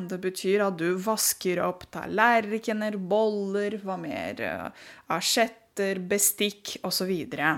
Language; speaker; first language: Norwegian; non-native, fluent; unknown